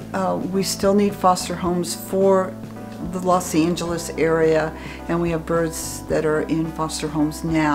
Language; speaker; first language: English; native; English